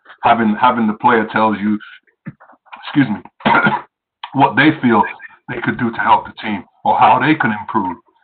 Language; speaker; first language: English; native; English